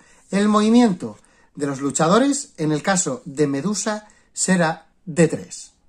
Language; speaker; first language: Spanish; native; Spanish